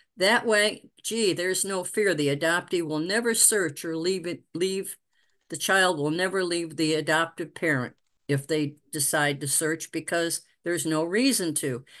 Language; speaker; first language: English; native; English